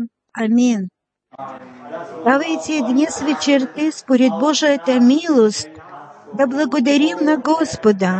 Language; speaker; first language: Bulgarian; non-native, fluent; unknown